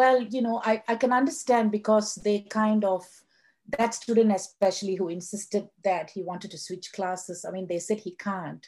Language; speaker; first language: English; non-native, local second language; Tamil